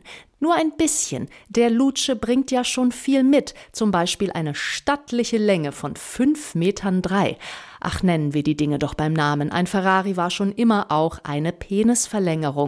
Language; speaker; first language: German; native; German